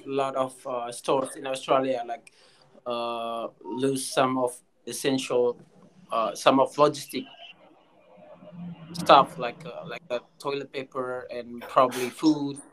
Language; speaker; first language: English; non-native, learner; Indonesian